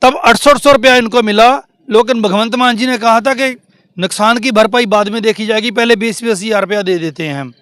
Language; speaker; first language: Hindi; non-native, local second language; Punjabi